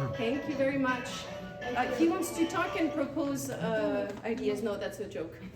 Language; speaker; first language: English; non-native, fluent; French